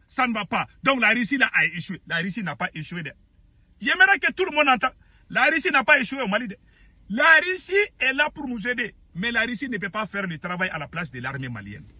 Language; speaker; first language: French; non-native, local second language; Bambara